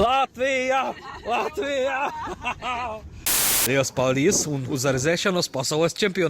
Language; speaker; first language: Latvian; non-native, learner; Czech